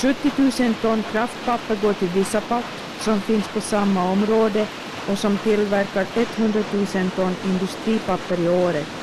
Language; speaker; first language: Swedish; native; Swedish